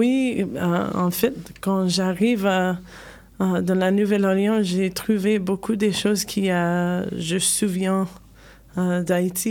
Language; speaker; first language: French; non-native, learner; English